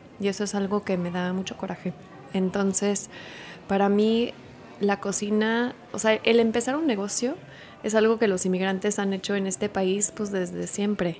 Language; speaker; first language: Spanish; early bilingual, heritage; Spanish